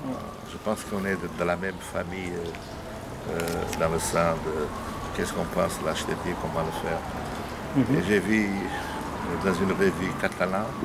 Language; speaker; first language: French; non-native, learner; Portuguese